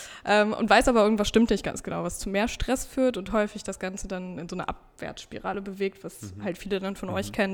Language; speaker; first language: German; native; German